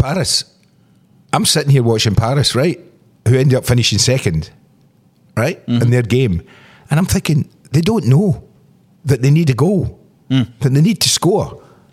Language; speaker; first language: English; native; English